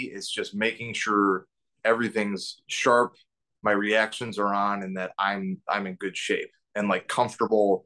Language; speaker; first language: English; native; English